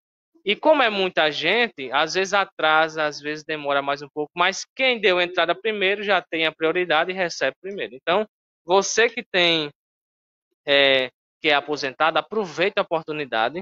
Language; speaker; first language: Portuguese; native; Portuguese